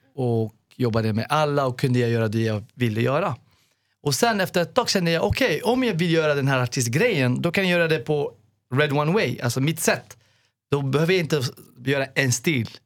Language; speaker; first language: Swedish; non-native, fluent; Arabic